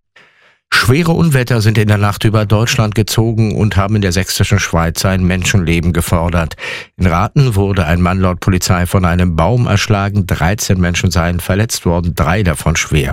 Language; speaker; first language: German; native; German